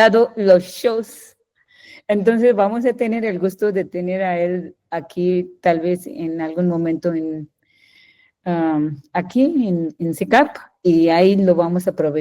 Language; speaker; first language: Spanish; non-native, fluent; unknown